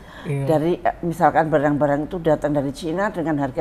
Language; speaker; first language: Indonesian; native; Indonesian